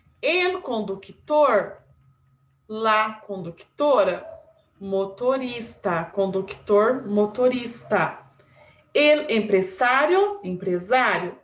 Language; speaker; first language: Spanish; non-native, fluent; Portuguese